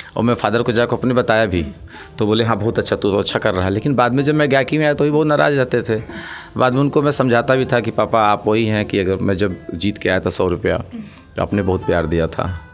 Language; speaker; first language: Hindi; native; Hindi